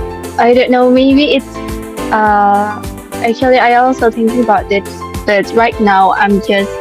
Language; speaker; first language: English; non-native, learner; Indonesian